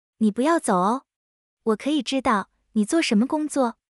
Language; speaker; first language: Chinese; non-native, learner; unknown